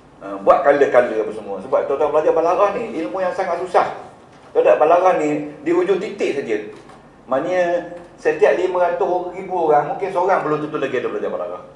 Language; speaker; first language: Malay; native; Malay